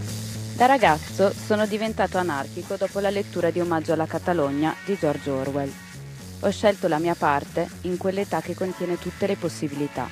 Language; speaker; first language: Italian; native; Italian